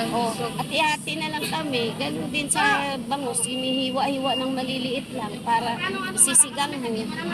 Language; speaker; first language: Filipino; non-native, local second language; Hiligaynon